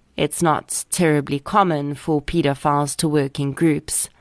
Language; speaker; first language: English; native; English